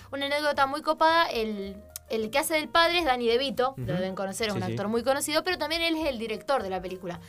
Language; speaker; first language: Spanish; native; Spanish